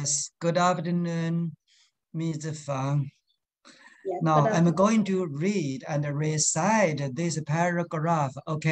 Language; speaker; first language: English; non-native, learner; Chinese